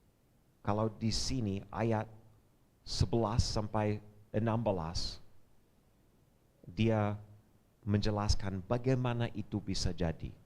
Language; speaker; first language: Indonesian; non-native, fluent; English